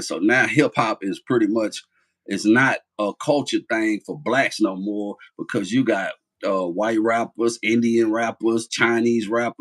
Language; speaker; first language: English; native; English